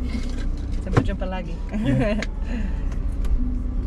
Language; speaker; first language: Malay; non-native, learner; English